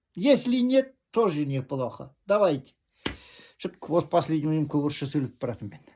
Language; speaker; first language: Russian; non-native, local second language; Kazakh